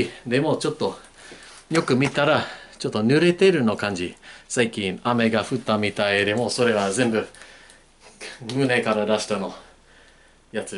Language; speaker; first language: Japanese; non-native, learner; English